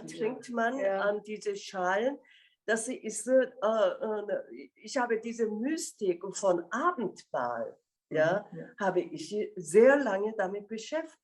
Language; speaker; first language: German; non-native, fluent; Korean